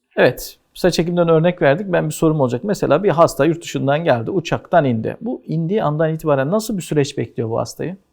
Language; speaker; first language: Turkish; native; Turkish